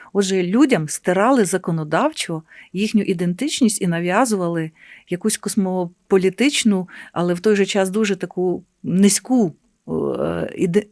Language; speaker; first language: Ukrainian; native; Ukrainian